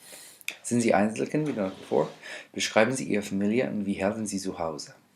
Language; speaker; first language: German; non-native, fluent; English